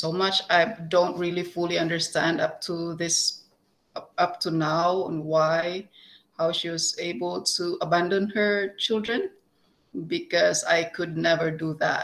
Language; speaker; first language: English; non-native, local second language; Cebuano